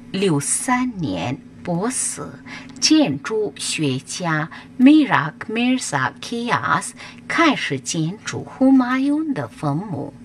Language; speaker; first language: Chinese; non-native, learner; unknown